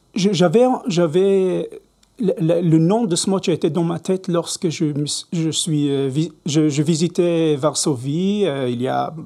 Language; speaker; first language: French; non-native, learner; Hebrew